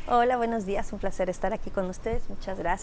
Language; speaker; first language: Spanish; native; Spanish